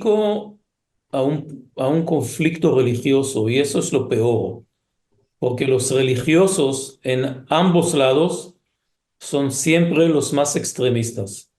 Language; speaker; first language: Spanish; early bilingual, heritage; Hebrew